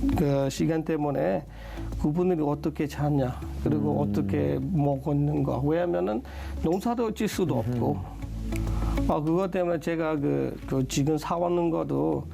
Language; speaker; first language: Korean; non-native, learner; S'gaw Karen